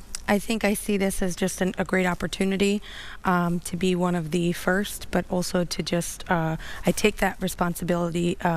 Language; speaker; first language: English; early bilingual, other home language; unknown